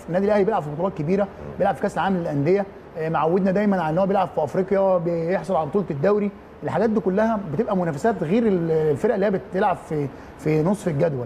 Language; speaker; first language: Arabic; native; Arabic